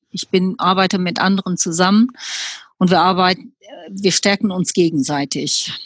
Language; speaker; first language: German; non-native, fluent; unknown